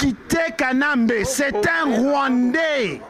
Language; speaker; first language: French; non-native, local second language; Lingala